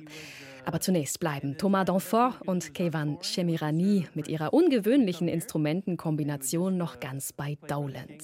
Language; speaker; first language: German; native; German